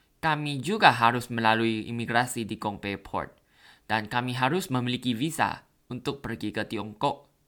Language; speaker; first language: Indonesian; non-native, learner; Thai